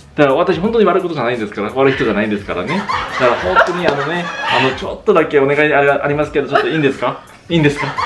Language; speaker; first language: Japanese; non-native, fluent; Korean